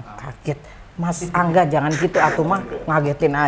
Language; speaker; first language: Indonesian; native; Indonesian